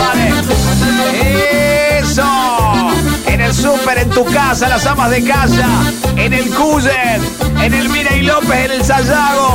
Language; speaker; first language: Spanish; native; Spanish